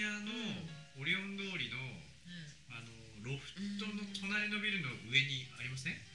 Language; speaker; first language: Japanese; native; Japanese